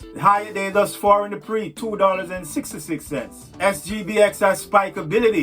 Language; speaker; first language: English; native; English